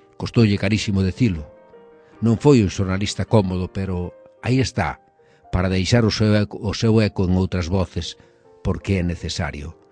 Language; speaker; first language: Galician; native; Galician